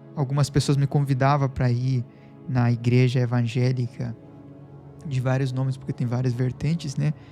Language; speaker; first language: Portuguese; non-native, fluent; Bangla